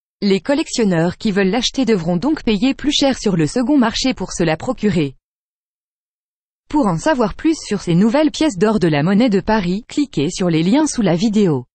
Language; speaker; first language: French; native; French